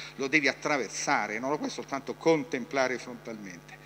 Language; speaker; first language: Italian; native; Italian